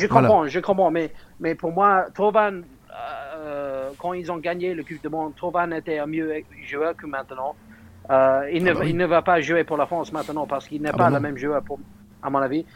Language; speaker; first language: French; non-native, fluent; English